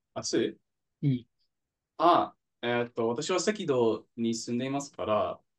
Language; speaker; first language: Japanese; non-native, fluent; English